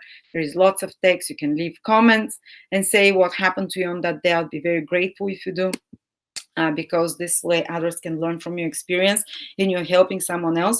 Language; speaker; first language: English; non-native, fluent; Bulgarian